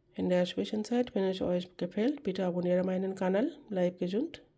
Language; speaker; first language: German; non-native, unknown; Bangla